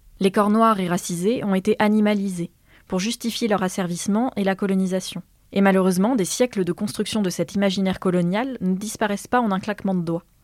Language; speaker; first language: French; native; French